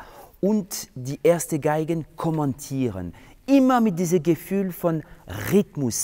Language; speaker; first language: German; non-native, fluent; French